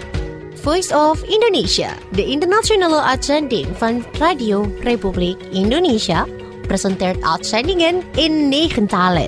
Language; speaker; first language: Dutch; non-native, learner; Indonesian